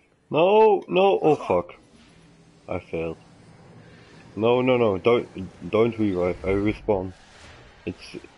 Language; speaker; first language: English; non-native, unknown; Dutch